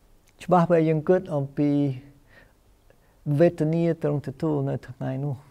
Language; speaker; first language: Khmer; non-native, fluent; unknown